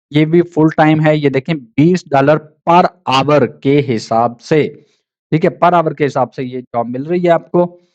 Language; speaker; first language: Urdu; non-native, local second language; Punjabi